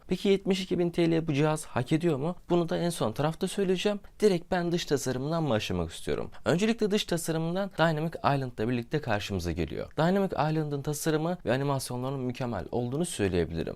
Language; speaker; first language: Turkish; native; Turkish